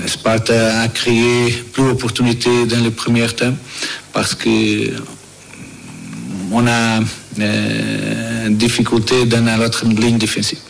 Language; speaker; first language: French; non-native, learner; Portuguese